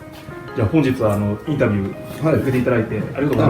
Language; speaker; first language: Japanese; native; Japanese